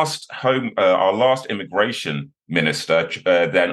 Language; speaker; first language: English; native; English